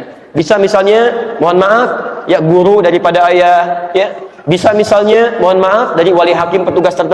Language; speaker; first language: Indonesian; native; Indonesian